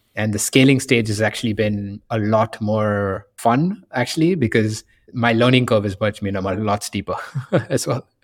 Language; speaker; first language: English; non-native, local second language; Tamil